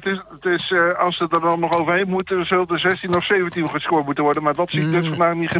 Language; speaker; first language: Dutch; native; Dutch